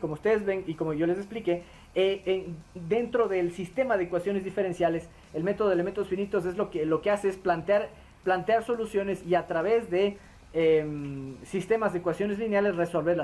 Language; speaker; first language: Spanish; native; Spanish